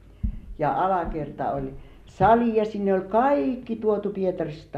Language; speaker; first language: Finnish; native; Finnish